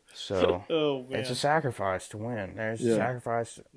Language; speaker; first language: English; native; English